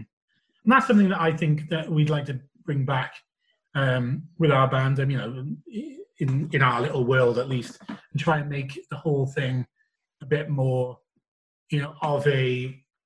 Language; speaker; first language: English; native; English